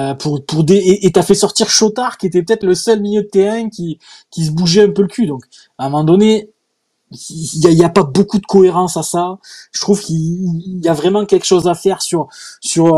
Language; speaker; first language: French; native; French